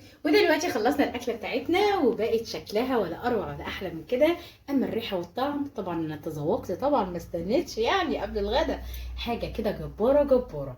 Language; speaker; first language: Arabic; native; Arabic